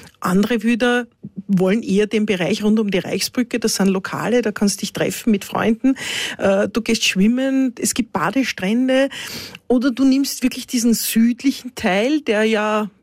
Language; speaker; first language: German; native; German